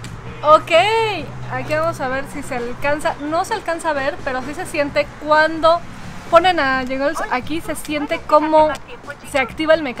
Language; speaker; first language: Spanish; native; Spanish